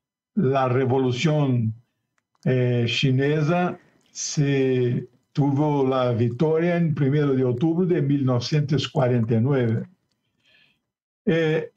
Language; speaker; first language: Spanish; non-native, learner; Portuguese